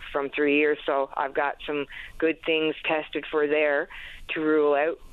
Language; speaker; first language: English; native; English